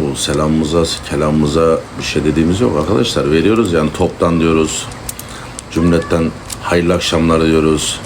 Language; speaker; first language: Turkish; native; Turkish